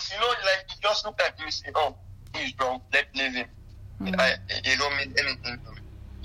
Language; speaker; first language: English; non-native, local second language; Krio